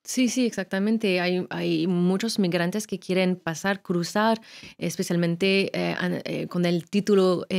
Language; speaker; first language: Spanish; non-native, fluent; French